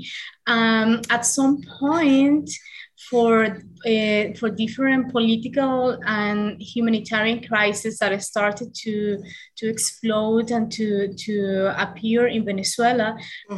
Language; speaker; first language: English; non-native, fluent; Spanish